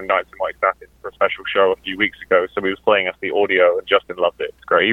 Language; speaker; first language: English; native; English